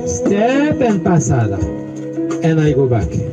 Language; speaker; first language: English; non-native, learner; French